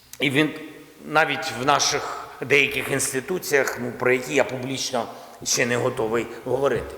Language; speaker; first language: Ukrainian; non-native, local second language; Russian